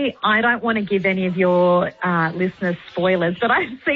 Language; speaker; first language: English; native; English